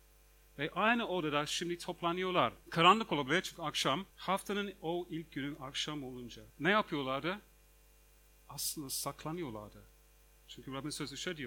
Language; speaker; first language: Turkish; non-native, fluent; English